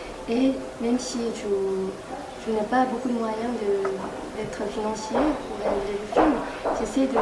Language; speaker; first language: French; non-native, fluent; Korean